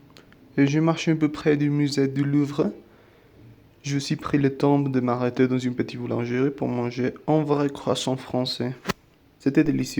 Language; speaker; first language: French; non-native, learner; Spanish